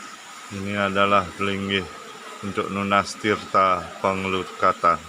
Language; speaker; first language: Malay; non-native, local second language; Balinese